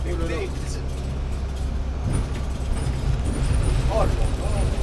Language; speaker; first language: French; native; French